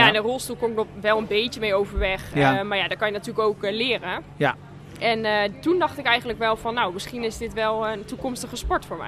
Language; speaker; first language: Dutch; native; Dutch